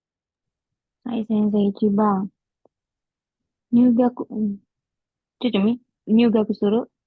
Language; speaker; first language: Japanese; non-native, learner; Indonesian